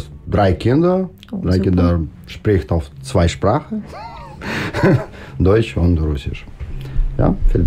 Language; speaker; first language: German; non-native, learner; Russian